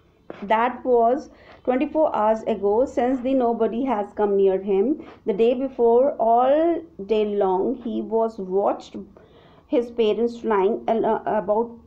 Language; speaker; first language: English; non-native, local second language; Hindi